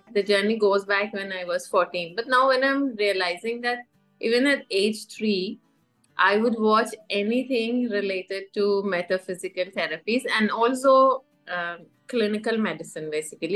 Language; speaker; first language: English; non-native, fluent; Persian